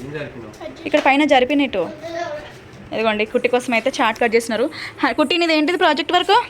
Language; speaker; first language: Telugu; native; Telugu